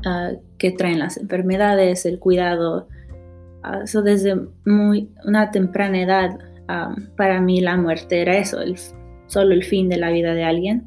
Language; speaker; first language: Spanish; early bilingual, heritage; Spanish